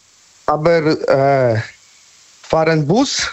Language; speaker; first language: German; non-native, learner; Polish